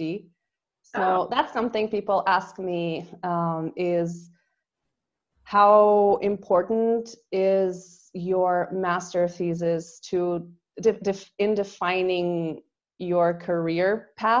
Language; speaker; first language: English; non-native, fluent; Portuguese